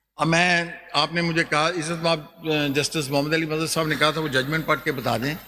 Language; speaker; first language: Urdu; non-native, local second language; Punjabi